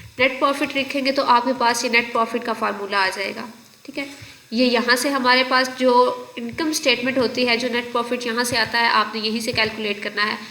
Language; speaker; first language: Urdu; native; Urdu